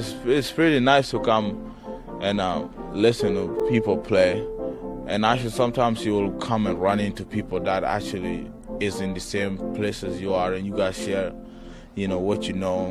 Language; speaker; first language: English; non-native, fluent; Acoli